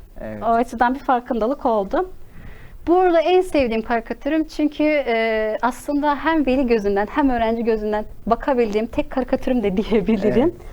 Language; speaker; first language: Turkish; native; Turkish